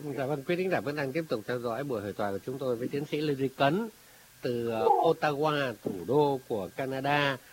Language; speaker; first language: Vietnamese; native; Vietnamese